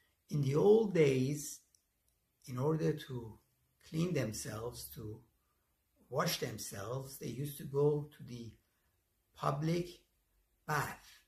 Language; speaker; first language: English; non-native, fluent; Persian